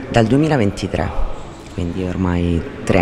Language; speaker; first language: Italian; native; Italian